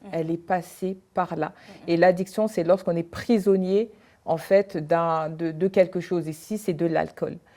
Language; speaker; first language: French; native; French